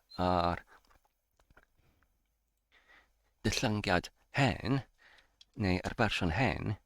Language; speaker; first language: Welsh; non-native, fluent; English